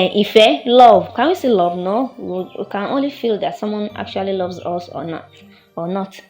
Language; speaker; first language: English; non-native, local second language; Yoruba